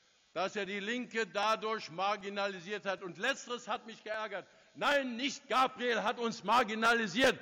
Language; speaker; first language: German; native; German